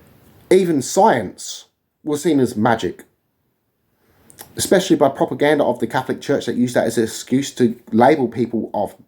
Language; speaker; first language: English; native; English